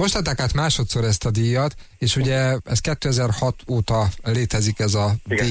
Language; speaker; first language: Hungarian; native; Hungarian